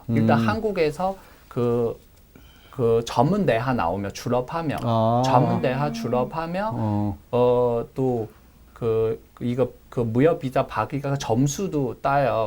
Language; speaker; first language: Korean; non-native, learner; Chinese